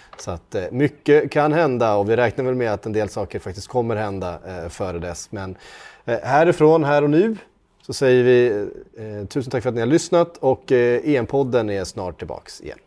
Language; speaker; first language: Swedish; native; Swedish